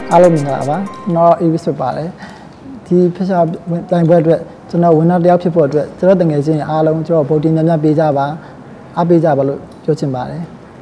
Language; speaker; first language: Burmese; native; Burmese